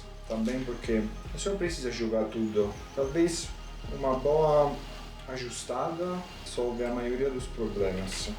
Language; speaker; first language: Portuguese; non-native, fluent; Italian